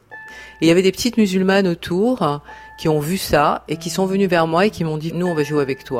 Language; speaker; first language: French; native; French